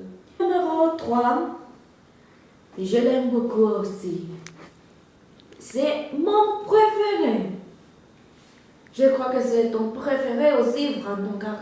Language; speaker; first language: French; non-native, learner; Spanish